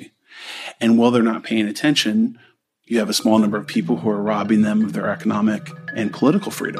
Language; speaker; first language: English; native; English